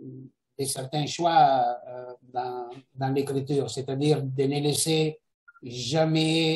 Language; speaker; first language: French; non-native, fluent; Italian